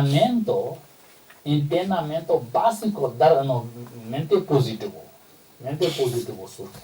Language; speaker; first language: Spanish; non-native, learner; Tibetan